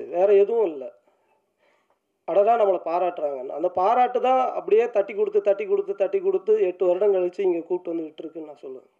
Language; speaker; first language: Tamil; native; Tamil